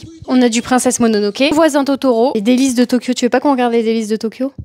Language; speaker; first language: French; native; French